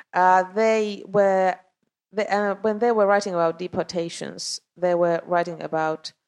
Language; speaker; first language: English; non-native, fluent; Finnish